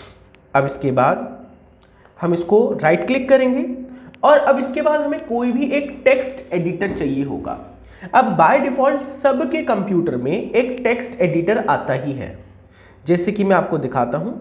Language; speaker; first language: Hindi; native; Hindi